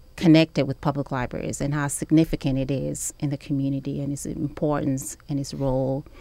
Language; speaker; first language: English; early bilingual, other home language; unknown